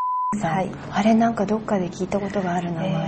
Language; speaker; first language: Japanese; native; Japanese